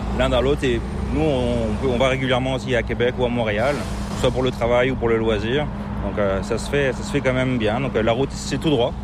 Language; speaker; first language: French; native; French